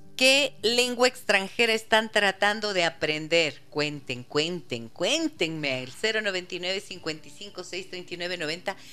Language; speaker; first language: Spanish; native; Spanish